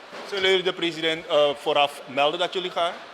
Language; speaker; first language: Dutch; native; Dutch